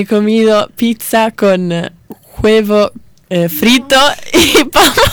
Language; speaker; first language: Spanish; non-native, learner; Italian